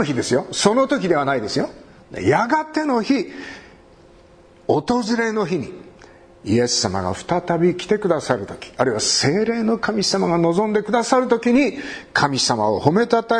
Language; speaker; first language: Japanese; native; Japanese